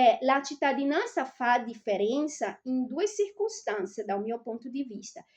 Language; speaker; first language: Italian; non-native, fluent; Portuguese